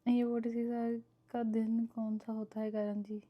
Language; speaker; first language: Hindi; non-native, local second language; Punjabi